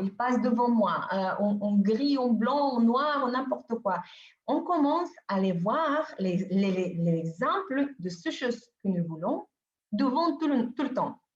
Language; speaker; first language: French; non-native, fluent; Bulgarian